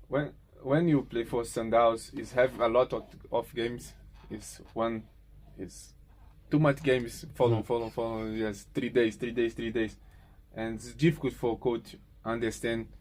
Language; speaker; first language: English; non-native, learner; Portuguese